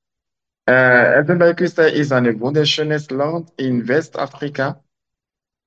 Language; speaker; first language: German; non-native, local second language; French